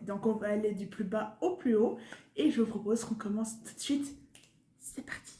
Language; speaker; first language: French; native; French